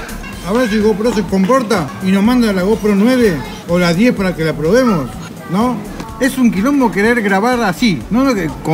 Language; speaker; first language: Spanish; native; Spanish